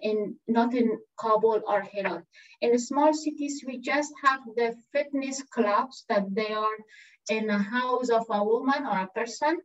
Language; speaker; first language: English; non-native, learner; Persian